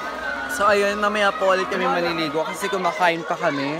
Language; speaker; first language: Filipino; native; Filipino